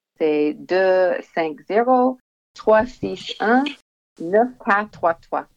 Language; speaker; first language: French; non-native, local second language; English